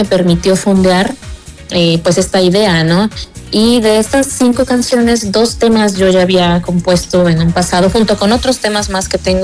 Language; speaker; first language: Spanish; native; Spanish